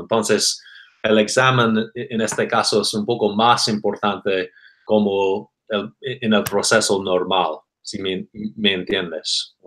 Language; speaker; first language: Spanish; non-native, fluent; English